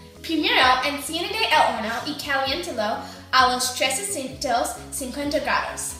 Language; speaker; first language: Spanish; non-native, learner; English